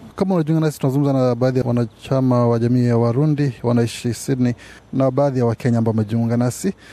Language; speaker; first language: Swahili; native; Swahili